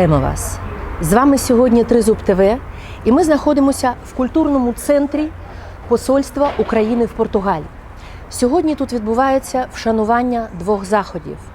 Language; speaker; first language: Ukrainian; native; Ukrainian